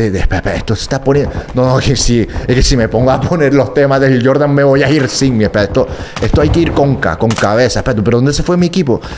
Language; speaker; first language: Spanish; early bilingual, other home language; Korean